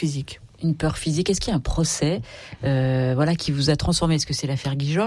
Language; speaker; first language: French; native; French